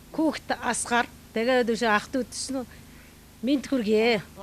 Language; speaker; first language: Mongolian; non-native, local second language; Kazakh